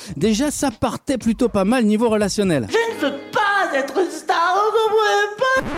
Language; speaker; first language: French; native; French